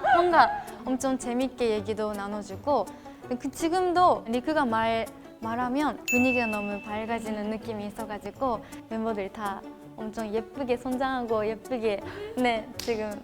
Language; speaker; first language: Korean; non-native, fluent; Japanese